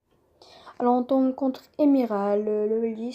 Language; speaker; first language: French; native; French